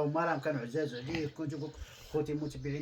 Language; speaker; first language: Arabic; native; Arabic